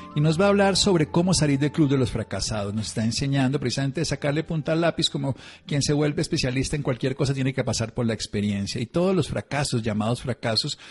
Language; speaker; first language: Spanish; native; Spanish